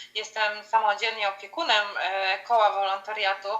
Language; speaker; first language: Polish; native; Polish